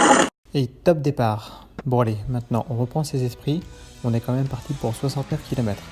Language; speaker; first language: French; native; French